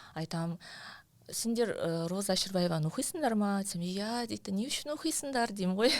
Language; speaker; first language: Kazakh; native; Kazakh